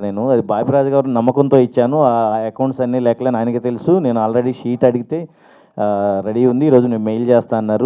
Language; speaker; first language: Telugu; native; Telugu